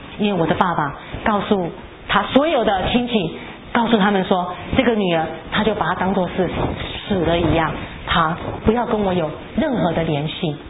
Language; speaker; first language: Chinese; non-native, local second language; Hakka Chinese